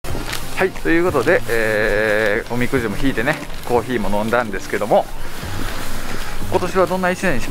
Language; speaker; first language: Japanese; native; Japanese